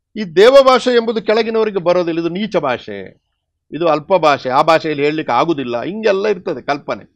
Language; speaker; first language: Kannada; non-native, local second language; Tulu